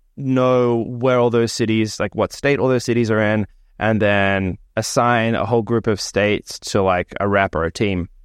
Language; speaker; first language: English; native; English